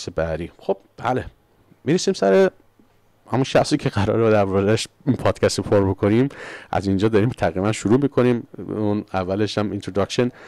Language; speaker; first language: Persian; early bilingual, heritage; Persian